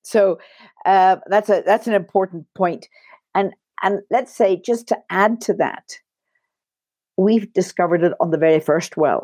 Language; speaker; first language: English; native; English